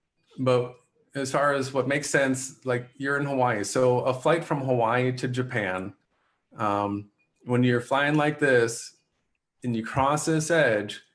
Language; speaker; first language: English; native; English